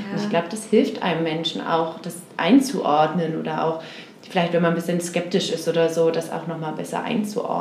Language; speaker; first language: German; native; German